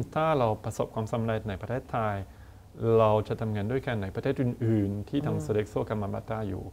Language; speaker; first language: Thai; non-native, fluent; French